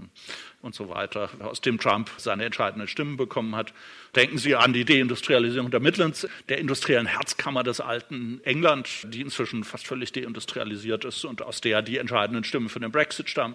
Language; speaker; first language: German; native; German